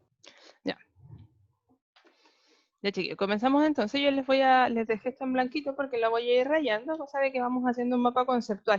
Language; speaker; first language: Spanish; native; Spanish